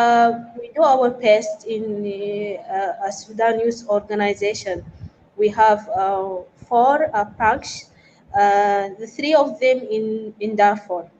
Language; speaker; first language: English; non-native, fluent; Arabic